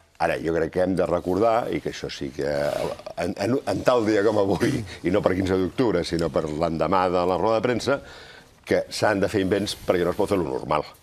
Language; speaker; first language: Catalan; native; Catalan